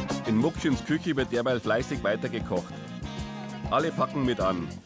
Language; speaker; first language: German; native; German